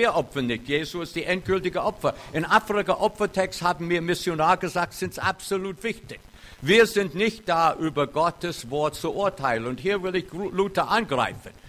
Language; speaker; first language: German; non-native, fluent; English